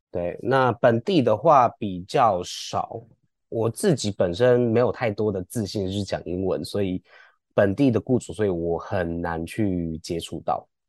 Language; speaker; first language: Chinese; native; Chinese